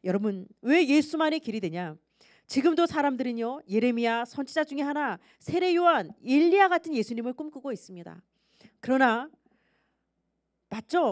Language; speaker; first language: Korean; native; Korean